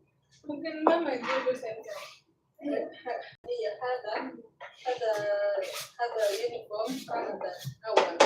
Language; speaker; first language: Arabic; non-native, learner; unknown